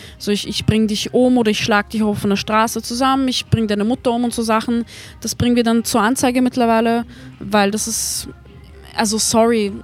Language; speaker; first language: German; native; German